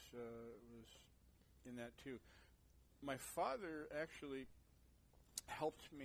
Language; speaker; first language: English; native; English